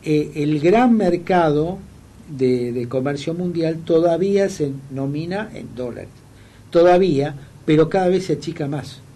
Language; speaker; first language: Spanish; native; Spanish